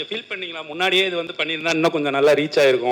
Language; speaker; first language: Tamil; native; Tamil